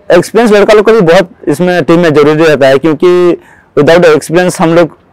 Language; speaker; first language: Hindi; non-native, local second language; Odia